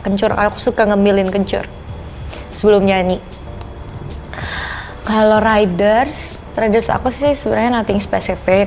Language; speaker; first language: Indonesian; native; Indonesian